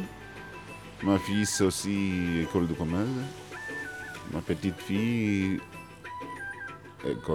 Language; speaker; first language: French; non-native, learner; Tamil